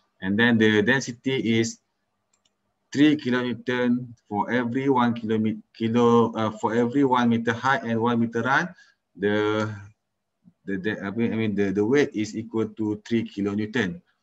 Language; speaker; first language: English; non-native, local second language; Malay